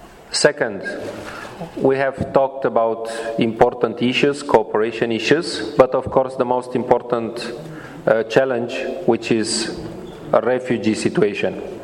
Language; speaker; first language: English; non-native, fluent; Romanian